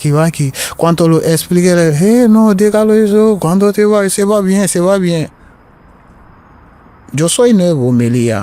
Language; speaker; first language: Spanish; non-native, learner; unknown